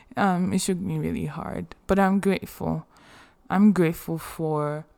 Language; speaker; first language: English; non-native, local second language; Yoruba